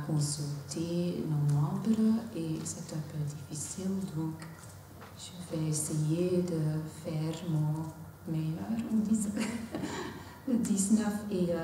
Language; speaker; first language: French; non-native, local second language; Dutch